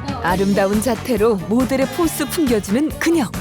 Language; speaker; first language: Korean; native; Korean